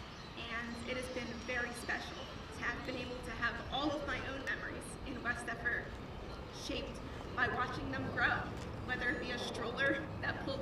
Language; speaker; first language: English; native; English